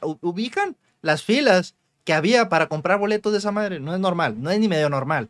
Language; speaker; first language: Spanish; native; Spanish